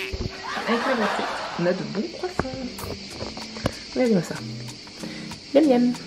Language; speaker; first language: French; native; French